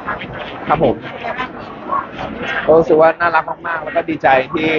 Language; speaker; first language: Thai; native; Thai